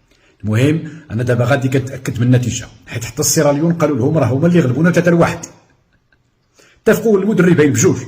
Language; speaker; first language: Arabic; native; Arabic